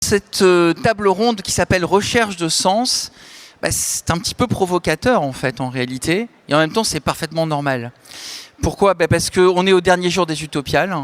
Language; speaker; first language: French; native; French